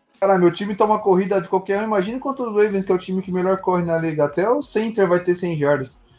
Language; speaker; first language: Portuguese; native; Portuguese